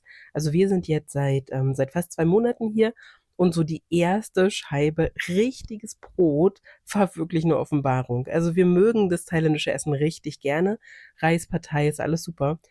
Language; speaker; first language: German; native; German